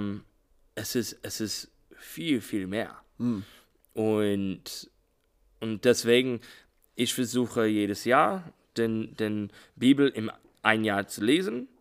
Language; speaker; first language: German; non-native, learner; English